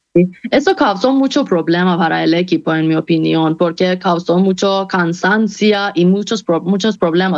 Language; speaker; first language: Spanish; non-native, fluent; Persian